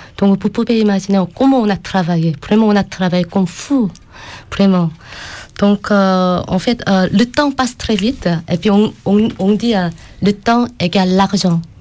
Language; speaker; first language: French; non-native, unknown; Korean